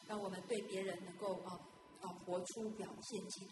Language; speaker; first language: Chinese; native; Chinese